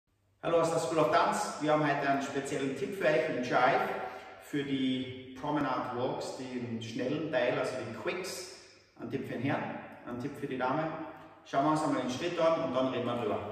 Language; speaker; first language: German; native; German